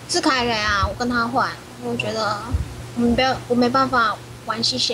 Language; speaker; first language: Chinese; native; Chinese